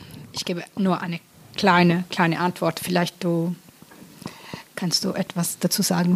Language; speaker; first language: German; non-native, fluent; Italian